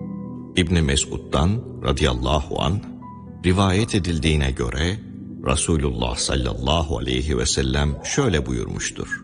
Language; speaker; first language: Turkish; native; Turkish